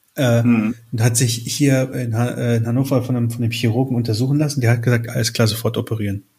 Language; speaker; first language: German; early bilingual, other home language; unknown